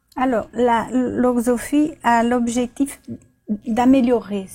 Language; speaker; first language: French; non-native, fluent; Portuguese